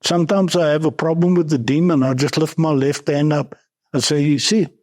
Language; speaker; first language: English; non-native, local second language; Afrikaans